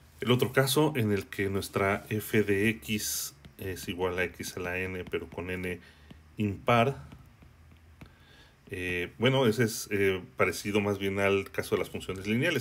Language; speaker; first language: Spanish; native; Spanish